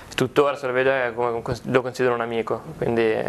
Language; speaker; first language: Italian; native; Italian